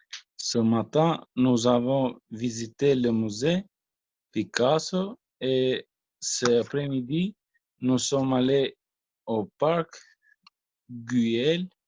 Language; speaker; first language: French; non-native, learner; Albanian